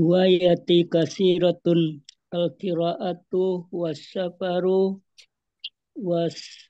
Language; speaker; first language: Arabic; non-native, learner; Indonesian